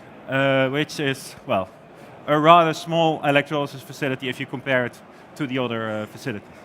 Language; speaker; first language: English; non-native, fluent; Dutch